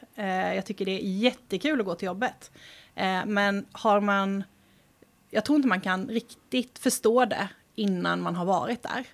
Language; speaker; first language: Swedish; native; Swedish